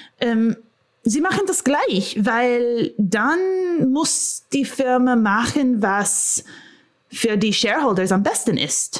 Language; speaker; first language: German; non-native, fluent; English